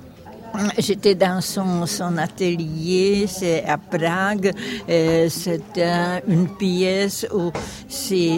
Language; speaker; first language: French; non-native, fluent; Czech